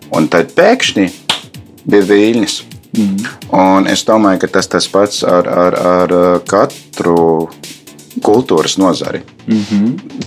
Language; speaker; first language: Latvian; non-native, fluent; English